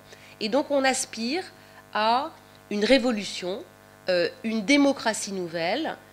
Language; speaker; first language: French; native; French